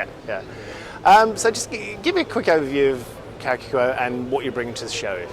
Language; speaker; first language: English; native; English